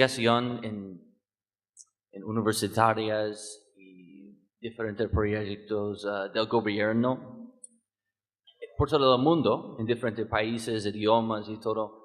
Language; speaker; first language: Spanish; non-native, learner; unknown